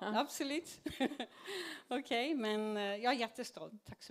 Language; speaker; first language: Swedish; non-native, fluent; Dutch